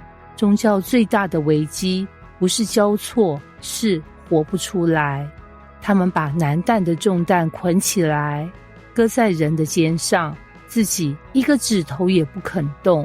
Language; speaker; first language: Chinese; native; Chinese